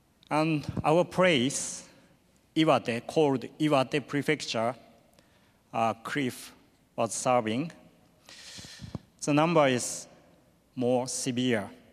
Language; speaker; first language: English; non-native, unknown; Japanese